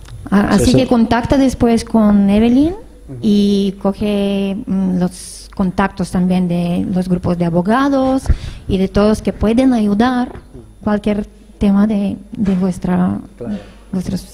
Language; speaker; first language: Spanish; non-native, fluent; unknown